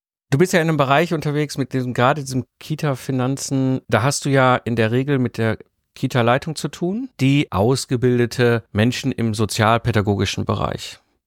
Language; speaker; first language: German; native; German